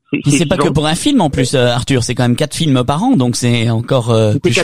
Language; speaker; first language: French; native; French